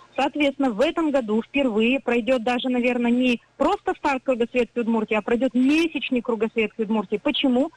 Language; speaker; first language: Russian; native; Russian